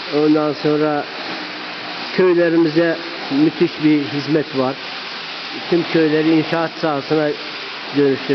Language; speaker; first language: Turkish; non-native, local second language; Zaza